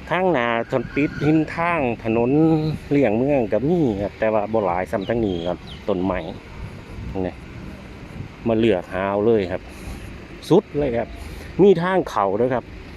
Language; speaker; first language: Thai; native; Thai